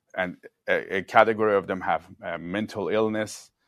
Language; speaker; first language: English; non-native, fluent; Persian